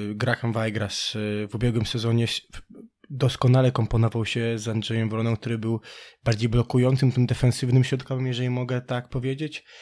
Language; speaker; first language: Polish; native; Polish